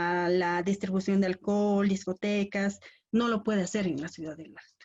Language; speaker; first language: Spanish; native; Spanish